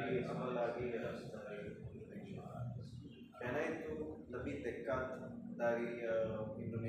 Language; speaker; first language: Indonesian; non-native, fluent; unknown